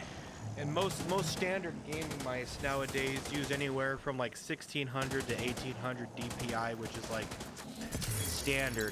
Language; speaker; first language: English; native; English